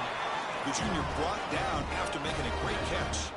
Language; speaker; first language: English; native; English